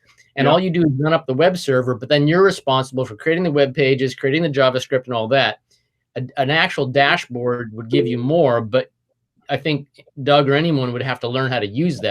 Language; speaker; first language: English; native; English